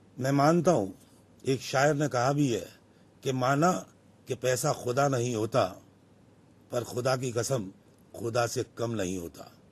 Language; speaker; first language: Hindi; native; Hindi